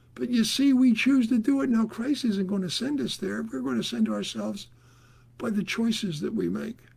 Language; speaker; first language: English; native; English